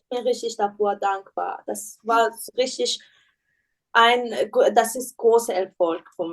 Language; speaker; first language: German; non-native, learner; Persian